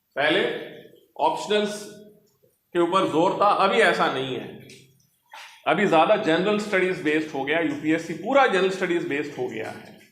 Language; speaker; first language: Hindi; non-native, local second language; Telugu